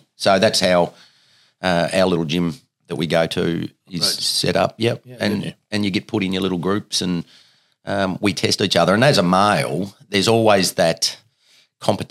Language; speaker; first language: English; native; English